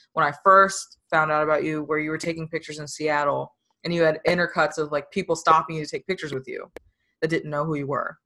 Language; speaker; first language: English; native; English